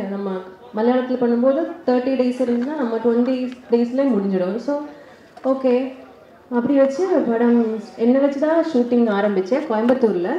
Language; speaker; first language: Tamil; non-native, learner; Malayalam